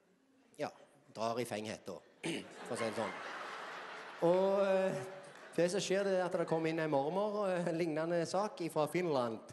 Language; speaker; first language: Norwegian; native; Norwegian